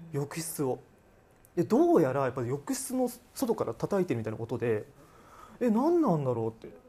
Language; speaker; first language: Japanese; native; Japanese